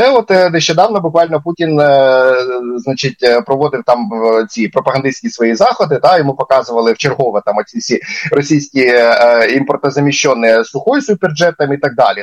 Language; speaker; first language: Ukrainian; native; Ukrainian